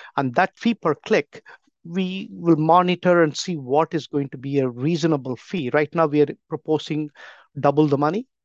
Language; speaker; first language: English; non-native, local second language; Tamil